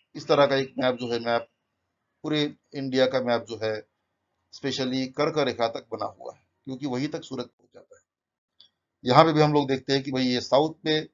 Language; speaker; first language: Hindi; non-native, local second language; Marathi